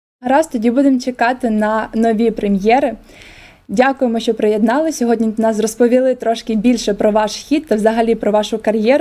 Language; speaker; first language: Ukrainian; native; Ukrainian